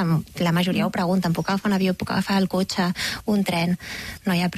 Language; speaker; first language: Catalan; native; Catalan